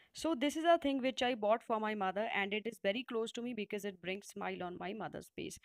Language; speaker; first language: English; non-native, local second language; Punjabi